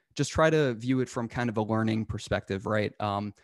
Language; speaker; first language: English; native; English